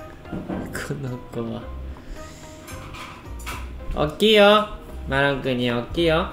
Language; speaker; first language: Japanese; native; Japanese